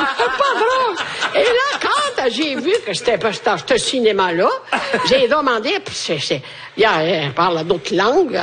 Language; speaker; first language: French; non-native, fluent; Italian